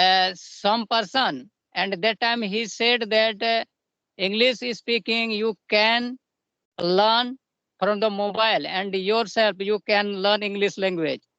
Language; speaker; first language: English; non-native, learner; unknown